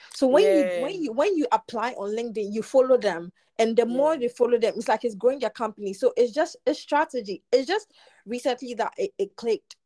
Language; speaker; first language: English; non-native, local second language; Akan